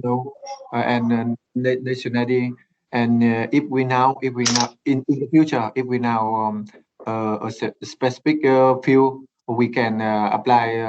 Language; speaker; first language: English; non-native, learner; Vietnamese